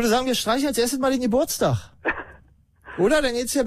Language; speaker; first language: German; native; German